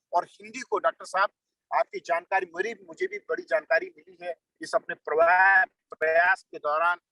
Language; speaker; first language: Hindi; native; Hindi